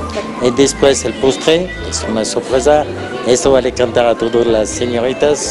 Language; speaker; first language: Spanish; non-native, fluent; French